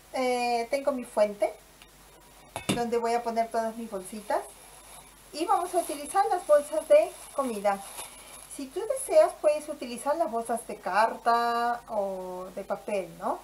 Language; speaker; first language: Spanish; native; Spanish